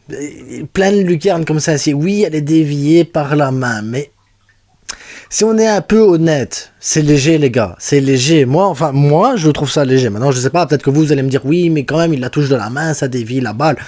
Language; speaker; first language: French; native; French